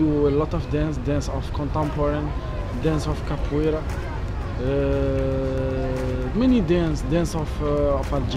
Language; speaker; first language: English; non-native, learner; Arabic